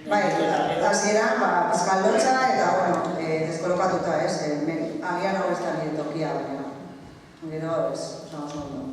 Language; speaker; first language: Basque; non-native, local second language; Spanish